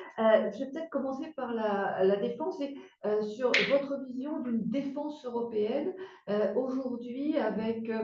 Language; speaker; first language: French; native; French